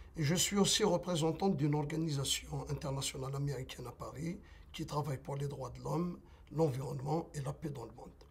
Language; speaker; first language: French; non-native, local second language; Kabyle